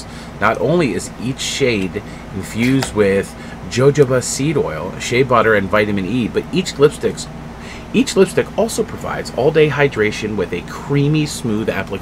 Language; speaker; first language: English; native; English